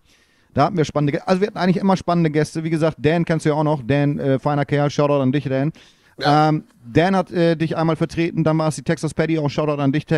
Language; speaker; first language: German; native; German